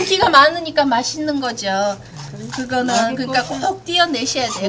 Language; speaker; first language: Korean; native; Korean